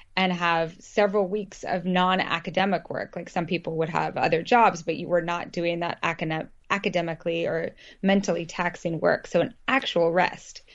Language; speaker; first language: English; native; English